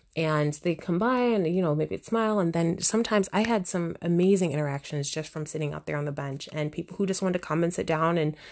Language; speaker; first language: English; native; English